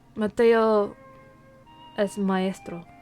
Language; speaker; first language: Spanish; non-native, learner; English